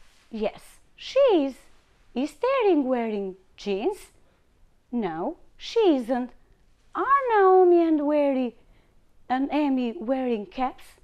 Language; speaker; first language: English; non-native, fluent; Albanian